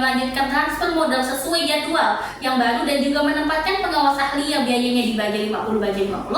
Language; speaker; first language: Indonesian; native; Indonesian